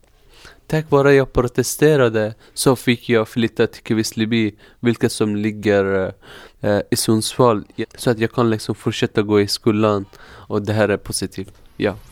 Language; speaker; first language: Swedish; non-native, fluent; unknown